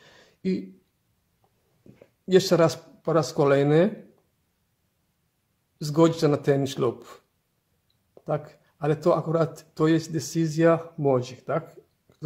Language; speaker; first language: Polish; non-native, fluent; Somali